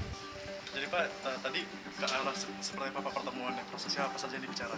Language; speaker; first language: Indonesian; native; Indonesian